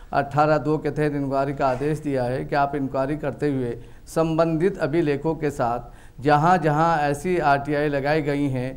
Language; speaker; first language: Hindi; native; Hindi